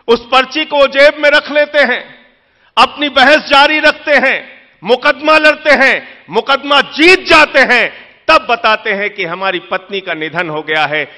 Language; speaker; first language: Hindi; native; Hindi